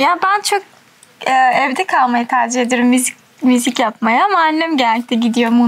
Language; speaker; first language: Turkish; early bilingual, heritage; Turkish